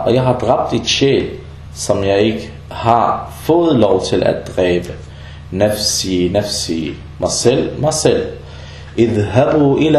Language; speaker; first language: Danish; non-native, fluent; Arabic